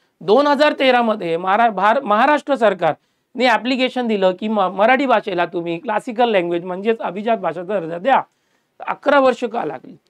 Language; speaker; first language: Marathi; native; Marathi